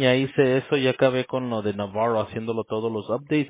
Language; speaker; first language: Spanish; early bilingual, heritage; Spanish